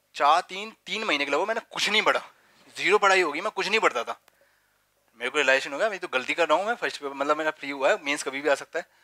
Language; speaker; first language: Hindi; native; Hindi